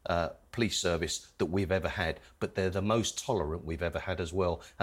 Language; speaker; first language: English; native; English